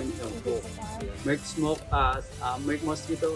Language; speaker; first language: English; non-native, learner; Thai